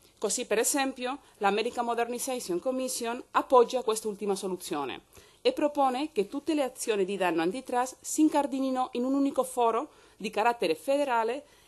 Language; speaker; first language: Italian; non-native, fluent; Spanish